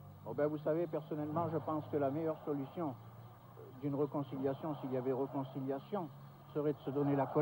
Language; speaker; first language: French; native; French